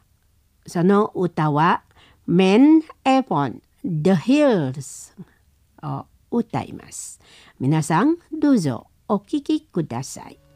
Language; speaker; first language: Japanese; non-native, learner; Indonesian